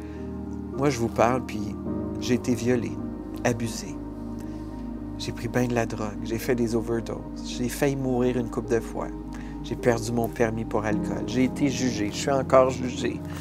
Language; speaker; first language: French; native; French